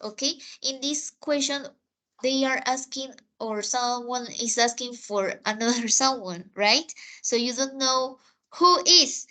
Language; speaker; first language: English; non-native, fluent; Spanish